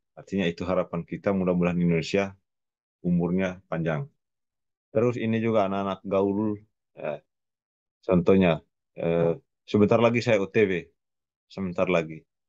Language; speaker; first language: Indonesian; non-native, local second language; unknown